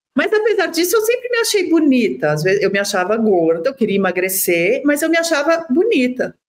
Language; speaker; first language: Portuguese; native; Portuguese